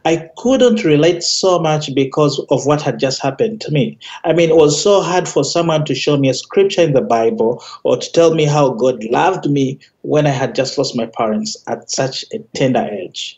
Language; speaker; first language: English; non-native, local second language; Ganda